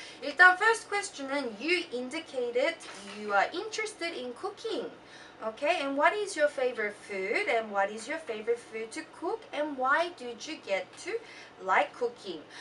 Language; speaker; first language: English; early bilingual, other home language; Korean